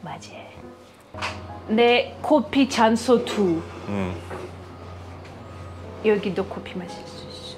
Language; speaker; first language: Korean; non-native, learner; Russian